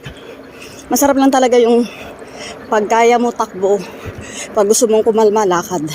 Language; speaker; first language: Filipino; native; Filipino